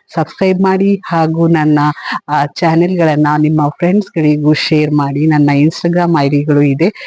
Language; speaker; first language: Kannada; native; Kannada